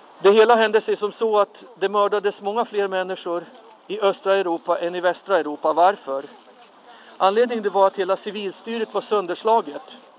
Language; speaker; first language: Swedish; early bilingual, other home language; Latvian